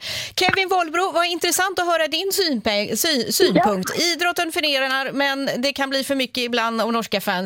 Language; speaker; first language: Swedish; native; Swedish